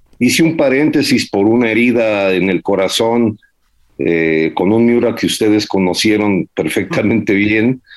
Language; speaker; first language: Spanish; early bilingual, heritage; Spanish